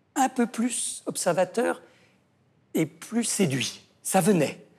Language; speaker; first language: French; native; French